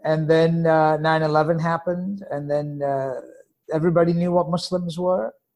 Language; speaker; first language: English; native; English